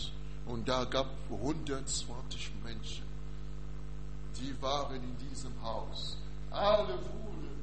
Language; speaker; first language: German; non-native, learner; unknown